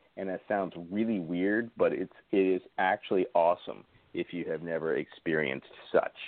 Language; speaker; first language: English; native; English